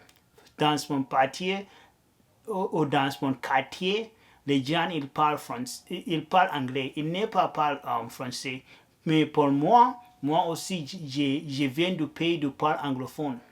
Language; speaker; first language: French; non-native, learner; Arabic